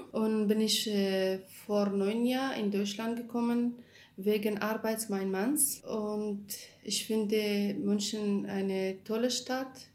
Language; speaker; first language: German; non-native, learner; Kurdish